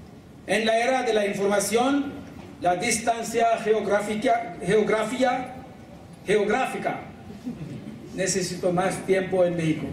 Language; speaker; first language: Spanish; non-native, learner; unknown